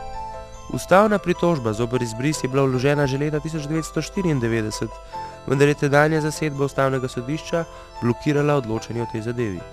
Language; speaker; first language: Slovenian; native; Slovenian